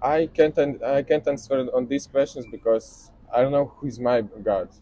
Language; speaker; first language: English; non-native, learner; Russian